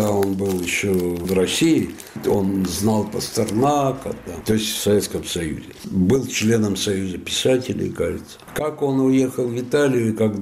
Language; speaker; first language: Russian; non-native, fluent; Spanish